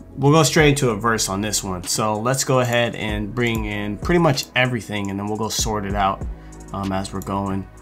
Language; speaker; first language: English; native; English